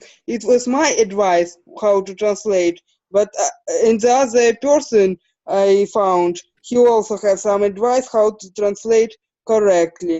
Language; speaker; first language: English; non-native, fluent; Russian